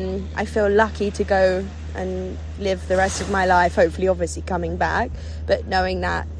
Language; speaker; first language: English; native; English